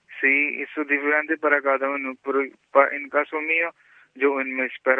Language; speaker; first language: Spanish; non-native, learner; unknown